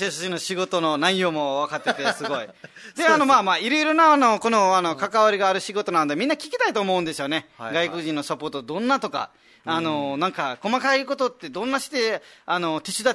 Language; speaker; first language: Japanese; non-native, fluent; Nepali